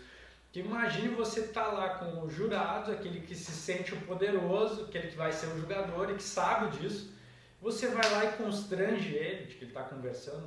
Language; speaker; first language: Portuguese; native; Portuguese